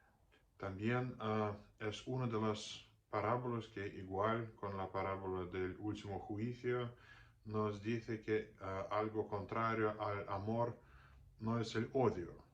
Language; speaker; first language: Spanish; non-native, fluent; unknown